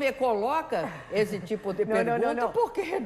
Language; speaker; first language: Spanish; non-native, learner; Portuguese